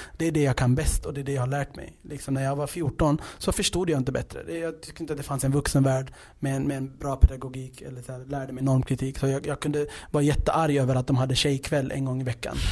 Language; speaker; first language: Swedish; early bilingual, other home language; Amharic